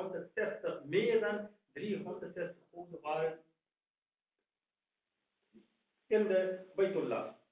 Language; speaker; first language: Dutch; non-native, fluent; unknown